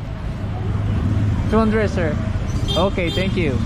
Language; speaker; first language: English; non-native, learner; Korean